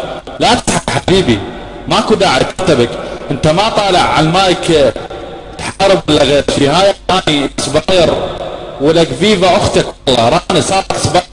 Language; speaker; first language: Arabic; native; Arabic